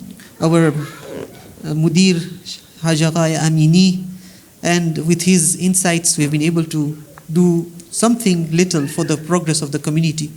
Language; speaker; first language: English; non-native, fluent; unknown